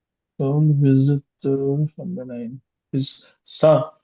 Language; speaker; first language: French; non-native, learner; Hindi